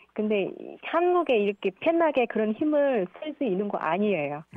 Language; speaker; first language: Korean; non-native, fluent; Vietnamese